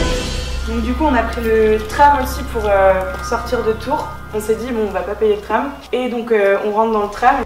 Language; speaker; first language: French; native; French